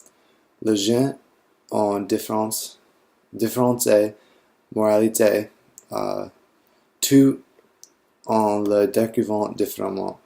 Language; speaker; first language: French; non-native, learner; English